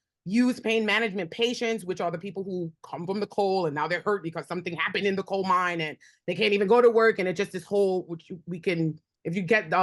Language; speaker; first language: English; native; English